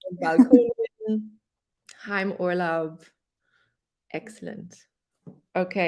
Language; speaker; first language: German; non-native, fluent; English